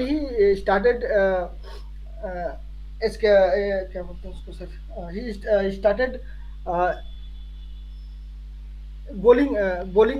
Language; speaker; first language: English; non-native, learner; Hindi